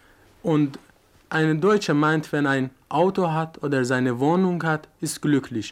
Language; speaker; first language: German; non-native, fluent; Persian